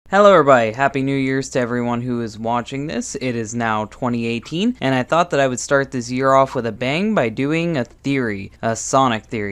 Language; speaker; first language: English; native; English